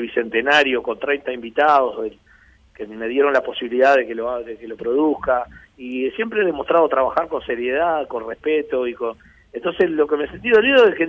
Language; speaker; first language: Spanish; native; Spanish